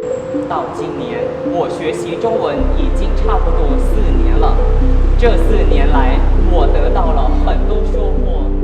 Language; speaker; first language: Chinese; non-native, learner; Lao